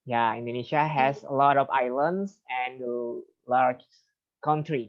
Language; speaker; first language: English; non-native, fluent; Indonesian